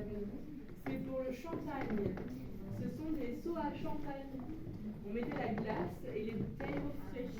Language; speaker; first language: French; native; French